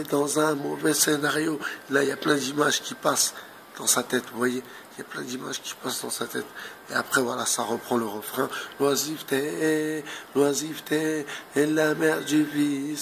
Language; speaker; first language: French; native; French